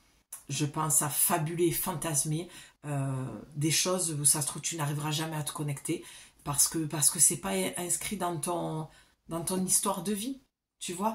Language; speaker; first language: French; native; French